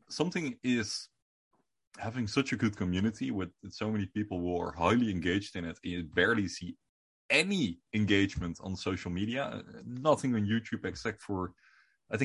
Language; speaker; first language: English; non-native, fluent; Dutch